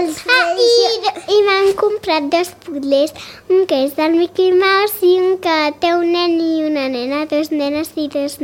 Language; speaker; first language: Catalan; non-native, local second language; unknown